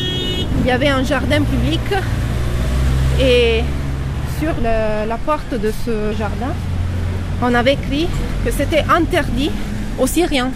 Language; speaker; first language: French; non-native, fluent; Italian